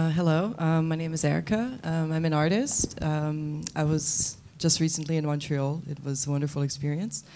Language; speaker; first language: English; non-native, fluent; Spanish